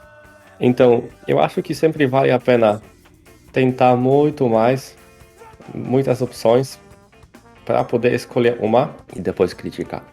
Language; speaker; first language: Portuguese; non-native, fluent; Polish